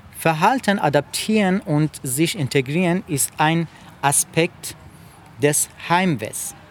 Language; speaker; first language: German; non-native, fluent; French